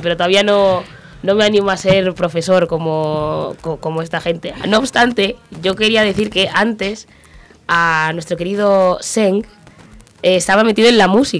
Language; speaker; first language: Spanish; native; Spanish